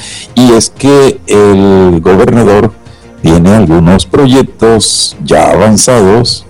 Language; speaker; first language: Spanish; native; Spanish